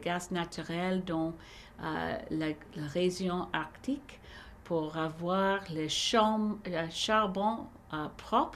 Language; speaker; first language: French; non-native, learner; English